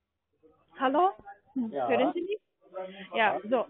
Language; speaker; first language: German; non-native, learner; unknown